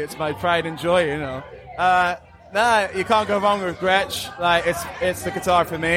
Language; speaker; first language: English; native; English